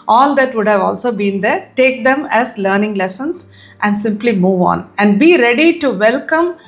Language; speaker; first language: English; non-native, local second language; Tamil